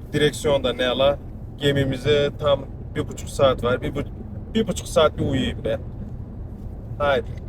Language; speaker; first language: Turkish; early bilingual, heritage; Turkish